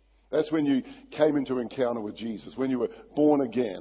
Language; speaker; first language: English; native; English